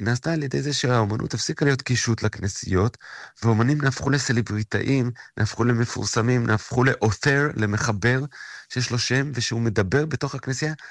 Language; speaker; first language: Hebrew; native; Hebrew